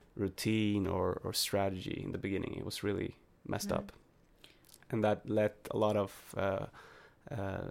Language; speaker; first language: English; non-native, fluent; Swedish